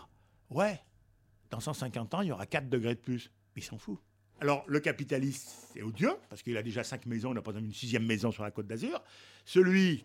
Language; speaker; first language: French; native; French